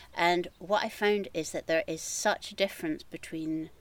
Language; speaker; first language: English; native; English